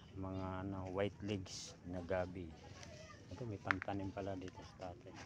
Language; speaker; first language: Filipino; non-native, local second language; Bikol